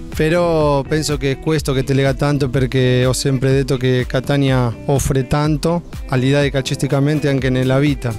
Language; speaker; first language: Italian; non-native, fluent; Spanish